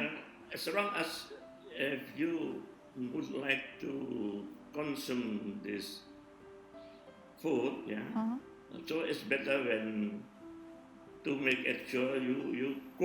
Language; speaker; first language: English; non-native, learner; Indonesian